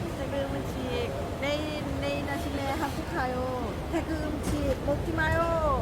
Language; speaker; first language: Korean; non-native, learner; Thai